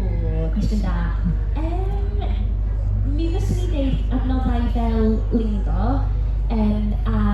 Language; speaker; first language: Welsh; non-native, local second language; English